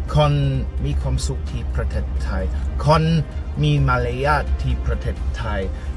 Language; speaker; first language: Thai; non-native, learner; English